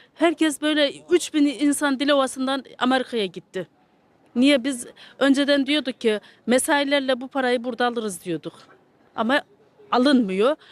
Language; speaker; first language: Turkish; native; Turkish